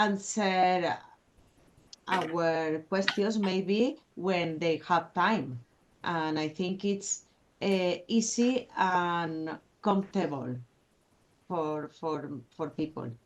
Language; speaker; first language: English; non-native, fluent; Spanish